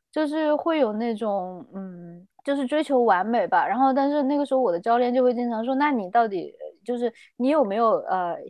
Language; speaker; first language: Chinese; native; Chinese